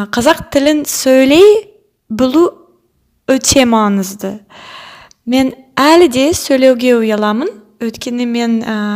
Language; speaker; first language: Kazakh; non-native, learner; Russian